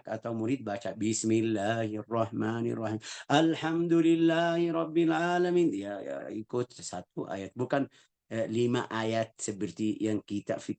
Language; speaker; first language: Indonesian; non-native, fluent; Arabic